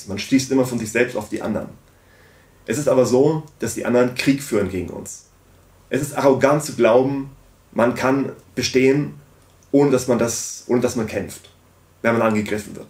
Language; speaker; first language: German; native; German